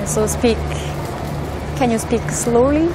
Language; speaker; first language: English; non-native, learner; Korean